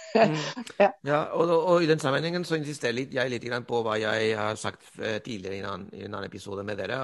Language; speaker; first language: Norwegian; non-native, fluent; Spanish